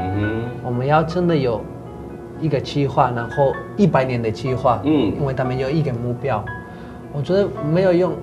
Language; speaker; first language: Chinese; non-native, fluent; Spanish